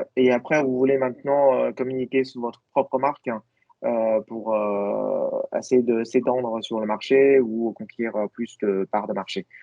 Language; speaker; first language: French; non-native, fluent; Chinese